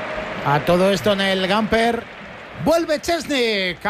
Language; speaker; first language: Spanish; native; Spanish